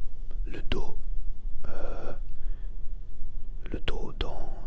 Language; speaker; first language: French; non-native, learner; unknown